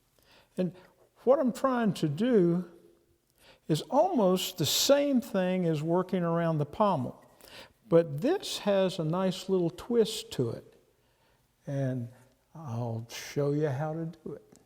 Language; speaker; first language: English; native; English